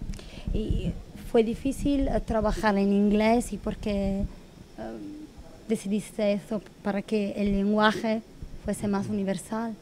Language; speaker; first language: Spanish; non-native, fluent; Italian